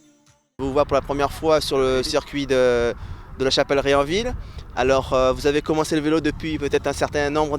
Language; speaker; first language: French; native; French